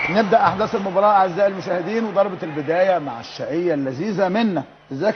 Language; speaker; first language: Arabic; native; Arabic